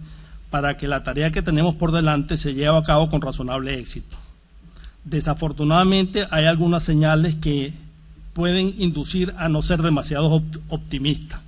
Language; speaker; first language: Spanish; native; Spanish